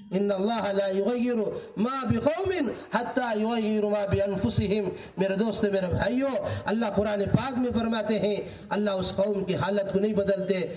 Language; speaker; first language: Urdu; native; Urdu